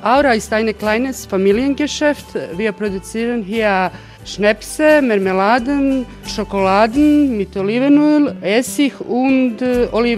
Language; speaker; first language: German; non-native, fluent; Croatian